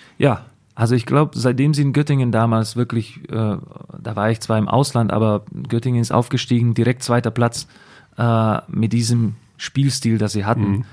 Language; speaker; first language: German; non-native, fluent; Slovak